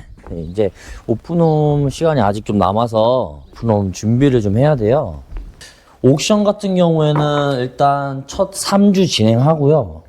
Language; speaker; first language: Korean; early bilingual, heritage; Korean